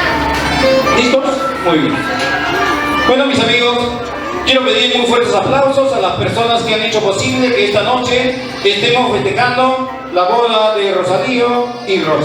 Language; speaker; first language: Spanish; native; Spanish